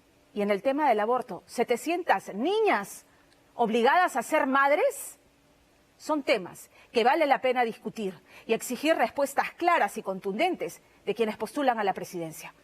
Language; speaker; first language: Spanish; native; Spanish